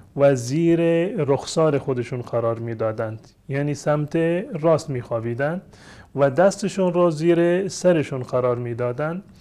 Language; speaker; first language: Persian; native; Persian